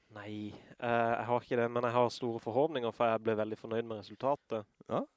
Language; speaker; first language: Norwegian; native; Norwegian